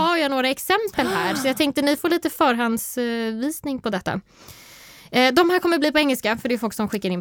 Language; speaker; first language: Swedish; native; Swedish